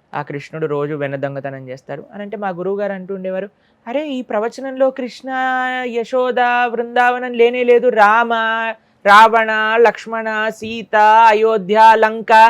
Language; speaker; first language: Telugu; native; Telugu